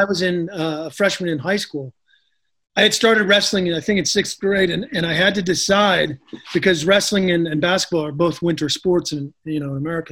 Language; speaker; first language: English; native; English